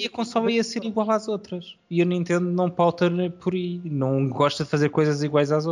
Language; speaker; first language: Portuguese; native; Portuguese